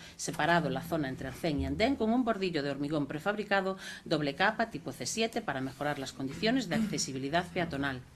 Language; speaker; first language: Spanish; non-native, local second language; Galician